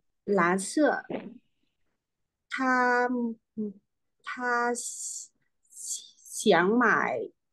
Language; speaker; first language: Chinese; non-native, learner; Vietnamese